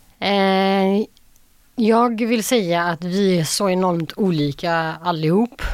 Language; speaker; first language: Swedish; early bilingual, other home language; Albanian